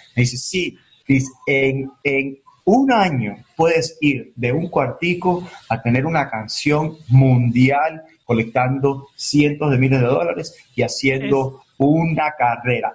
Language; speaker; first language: Spanish; early bilingual, heritage; Spanish